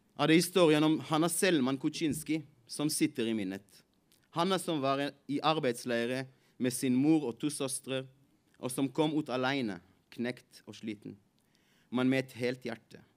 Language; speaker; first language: Norwegian; non-native, fluent; Hebrew